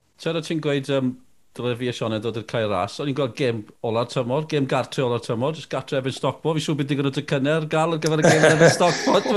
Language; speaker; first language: Welsh; native; Welsh